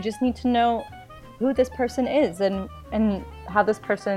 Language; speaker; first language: English; early bilingual, other home language; Tamil